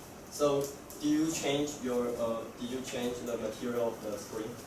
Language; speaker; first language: English; non-native, fluent; Chinese